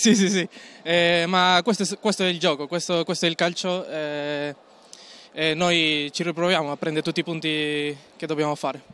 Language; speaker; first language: Italian; non-native, learner; Spanish